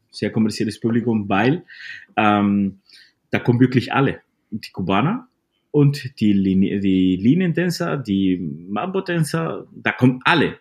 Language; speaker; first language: German; non-native, fluent; Spanish